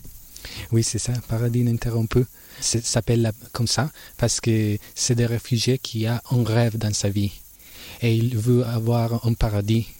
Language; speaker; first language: French; non-native, learner; Spanish